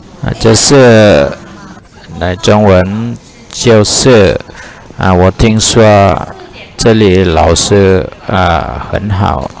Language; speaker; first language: Chinese; non-native, learner; Thai